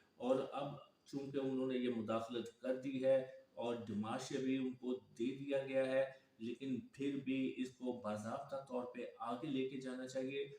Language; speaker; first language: Urdu; non-native, local second language; Punjabi